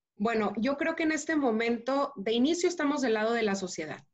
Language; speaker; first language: Spanish; native; Spanish